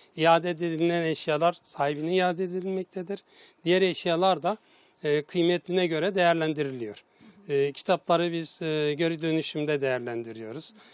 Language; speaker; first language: Turkish; native; Turkish